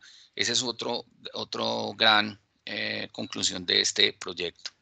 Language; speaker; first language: Spanish; native; Spanish